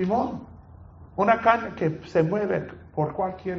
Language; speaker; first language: Spanish; non-native, fluent; English